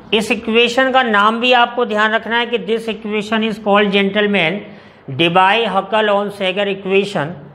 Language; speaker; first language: Hindi; native; Hindi